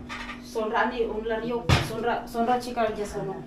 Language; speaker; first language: Turkish; non-native, learner; Filipino